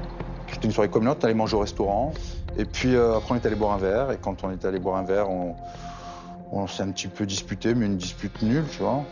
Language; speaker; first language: French; native; French